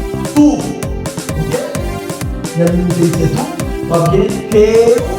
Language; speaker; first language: Portuguese; non-native, fluent; Haitian Creole